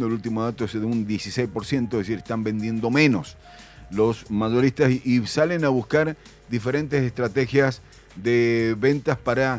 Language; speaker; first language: Spanish; native; Spanish